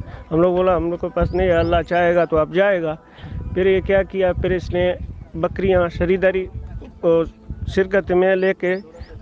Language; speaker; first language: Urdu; non-native, local second language; Baluchi